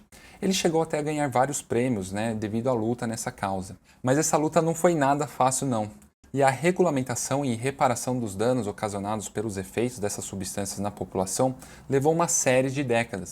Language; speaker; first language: Portuguese; native; Portuguese